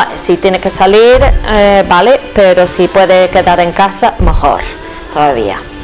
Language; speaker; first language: Spanish; non-native, learner; English